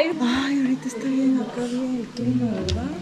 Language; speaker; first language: Spanish; native; Spanish